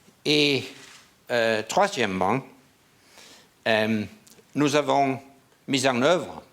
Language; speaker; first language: French; non-native, learner; Danish